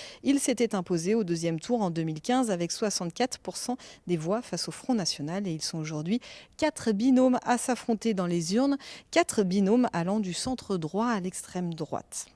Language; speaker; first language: French; native; French